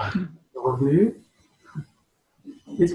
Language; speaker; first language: French; native; French